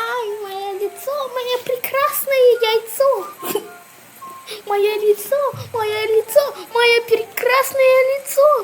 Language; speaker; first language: Russian; non-native, local second language; Kazakh